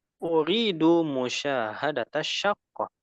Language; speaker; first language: Arabic; non-native, fluent; Indonesian